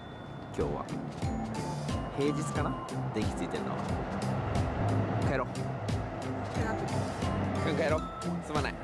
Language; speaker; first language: Japanese; native; Japanese